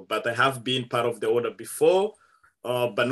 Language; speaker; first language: English; non-native, local second language; Kinyarwanda